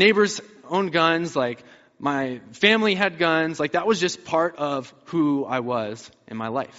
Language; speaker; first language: English; native; English